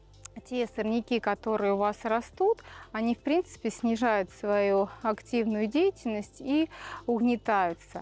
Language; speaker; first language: Russian; native; Russian